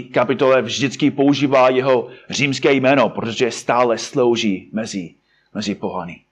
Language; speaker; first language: Czech; non-native, fluent; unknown